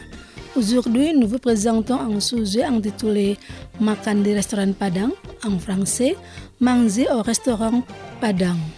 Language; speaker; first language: French; non-native, fluent; Indonesian